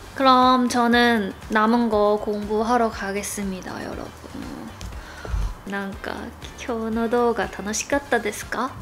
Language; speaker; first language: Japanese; non-native, learner; Korean